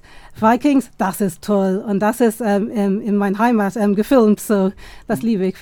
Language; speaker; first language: German; non-native, fluent; English